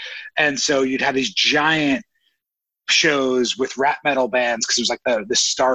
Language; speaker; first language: English; native; English